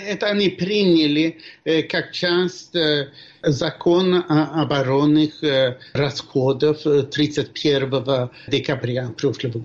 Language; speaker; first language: Russian; non-native, fluent; Swedish